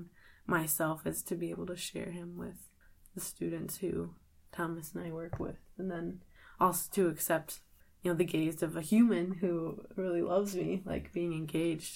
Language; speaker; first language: English; native; English